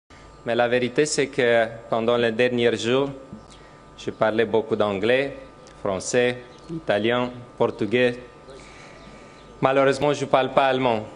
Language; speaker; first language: French; non-native, fluent; Romanian